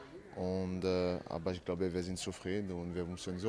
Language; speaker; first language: German; non-native, learner; French